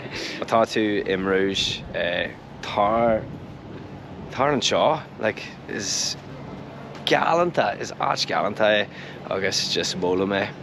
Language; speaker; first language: Irish; non-native, local second language; English